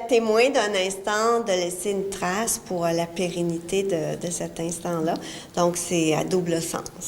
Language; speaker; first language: French; native; French